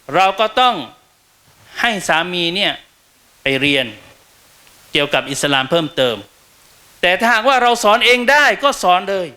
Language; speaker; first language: Thai; native; Thai